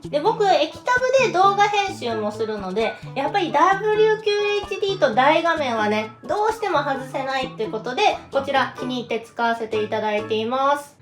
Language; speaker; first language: Japanese; native; Japanese